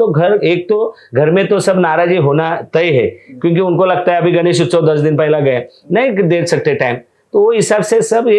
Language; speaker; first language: Hindi; non-native, local second language; Marathi